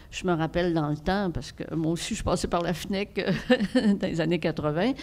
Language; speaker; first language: French; native; French